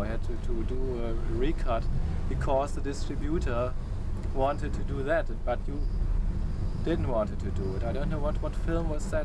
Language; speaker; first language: English; non-native, fluent; German